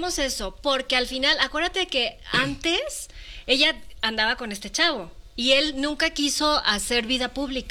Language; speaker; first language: Spanish; native; Spanish